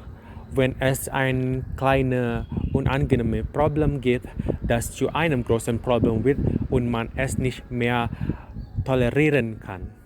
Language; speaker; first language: German; non-native, learner; Indonesian